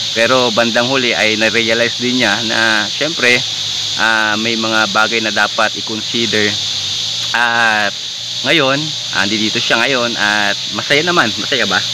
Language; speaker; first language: Filipino; native; Filipino